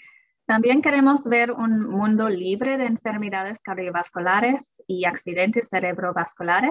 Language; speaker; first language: Spanish; early bilingual, heritage; English